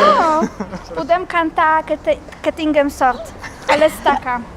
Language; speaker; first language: Catalan; non-native, learner; Polish